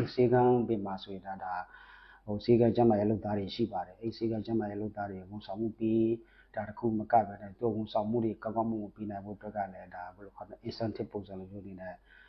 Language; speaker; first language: Burmese; non-native, local second language; S'gaw Karen